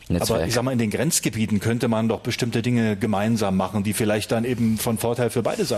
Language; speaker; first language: German; native; German